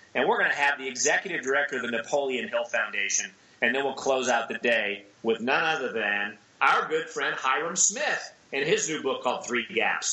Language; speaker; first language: English; native; English